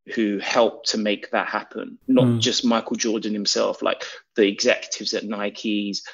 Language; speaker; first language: English; native; English